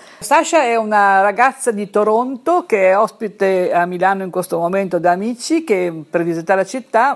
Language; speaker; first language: Italian; native; Italian